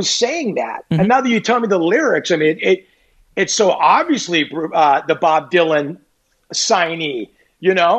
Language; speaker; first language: English; native; English